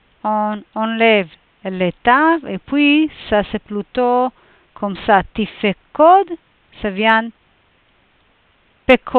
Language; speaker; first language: French; non-native, fluent; Hebrew